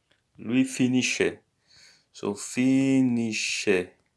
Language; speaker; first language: Italian; non-native, fluent; English